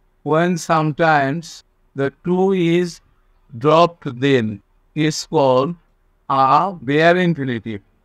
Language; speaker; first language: English; non-native, local second language; Bangla